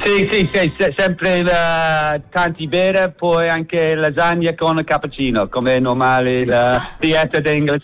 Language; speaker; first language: Italian; non-native, learner; English